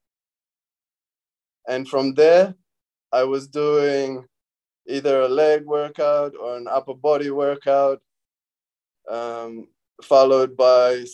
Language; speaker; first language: English; early bilingual, other home language; Romanian